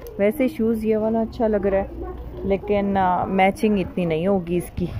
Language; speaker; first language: Urdu; native; Urdu